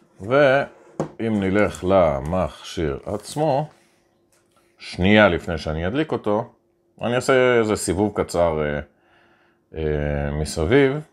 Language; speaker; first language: Hebrew; native; Hebrew